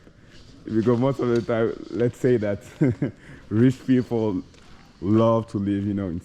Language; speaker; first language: English; non-native, fluent; French